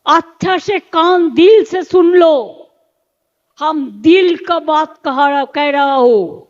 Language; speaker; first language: Hindi; non-native, local second language; Bangla